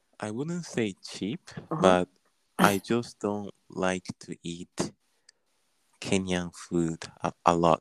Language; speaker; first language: English; non-native, learner; Japanese